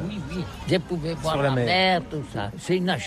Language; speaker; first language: French; non-native, learner; Catalan